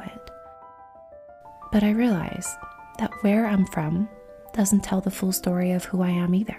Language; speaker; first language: English; non-native, fluent; Korean